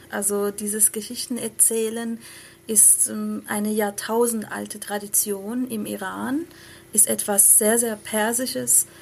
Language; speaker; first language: German; early bilingual, other home language; Persian